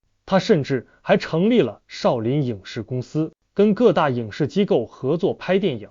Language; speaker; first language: Chinese; native; Chinese